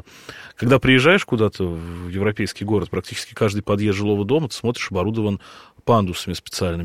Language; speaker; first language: Russian; native; Russian